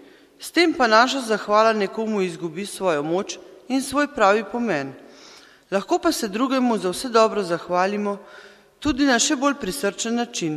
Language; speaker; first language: Slovenian; native; Slovenian